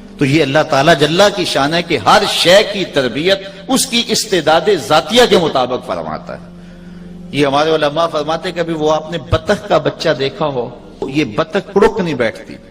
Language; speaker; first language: Urdu; non-native, local second language; Punjabi